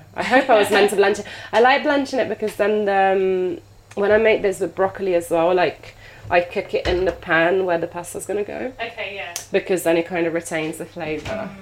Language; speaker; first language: English; non-native, fluent; Italian